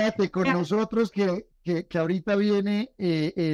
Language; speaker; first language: Spanish; native; Spanish